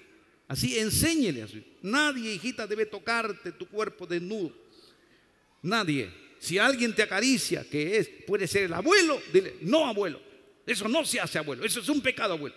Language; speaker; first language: Spanish; native; Spanish